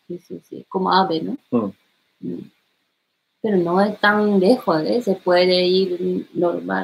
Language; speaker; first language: Spanish; non-native, learner; Japanese